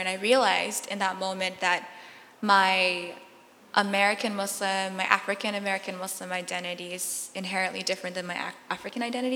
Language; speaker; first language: English; early bilingual, other home language; Arabic